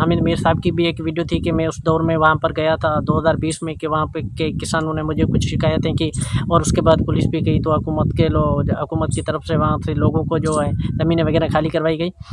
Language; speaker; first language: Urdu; non-native, local second language; Sindhi